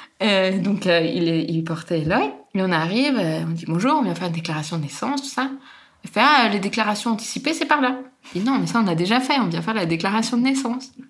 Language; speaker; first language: French; native; French